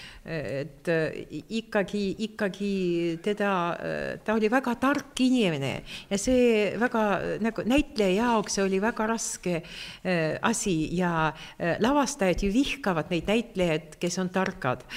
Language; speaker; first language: Estonian; non-native, local second language; Russian